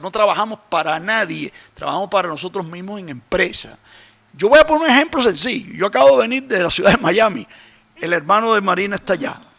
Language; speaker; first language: Spanish; native; Spanish